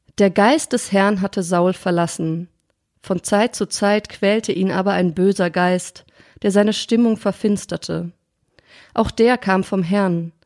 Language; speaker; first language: German; native; German